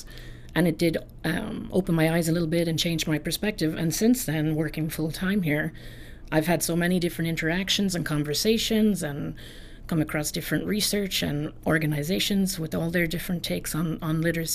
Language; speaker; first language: English; native; English